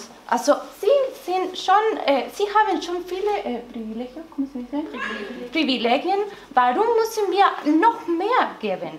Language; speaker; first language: German; non-native, learner; Spanish